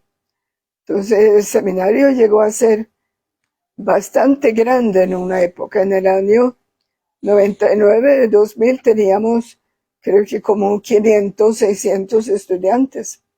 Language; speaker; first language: Spanish; non-native, fluent; Swedish